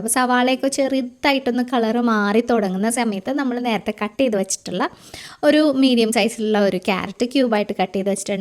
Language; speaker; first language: Malayalam; native; Malayalam